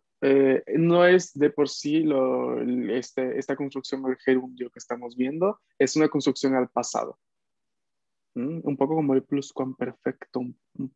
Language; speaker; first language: Spanish; native; Spanish